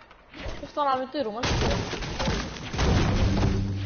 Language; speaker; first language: Arabic; native; Arabic